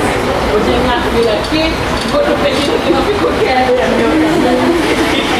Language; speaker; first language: Portuguese; non-native, learner; Haitian Creole